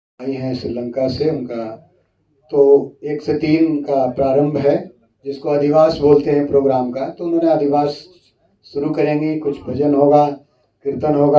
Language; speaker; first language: Hindi; native; Hindi